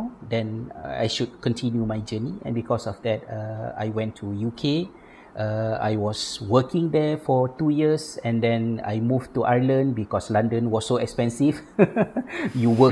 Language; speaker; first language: English; non-native, local second language; Malay